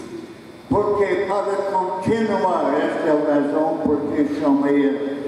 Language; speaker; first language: Portuguese; non-native, fluent; English